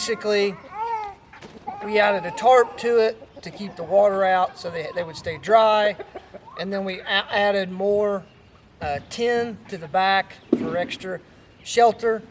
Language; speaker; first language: English; native; English